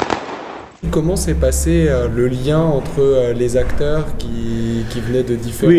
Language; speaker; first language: French; native; French